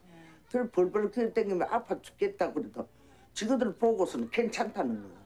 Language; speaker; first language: Korean; native; Korean